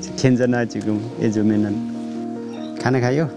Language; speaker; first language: Korean; non-native, learner; Nepali